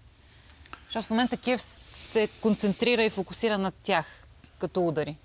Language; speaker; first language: Bulgarian; native; Bulgarian